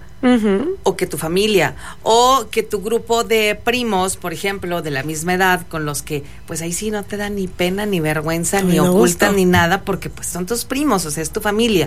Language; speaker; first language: Spanish; native; Spanish